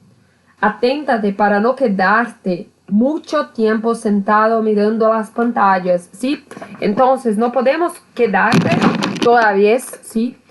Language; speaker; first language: Spanish; non-native, learner; Portuguese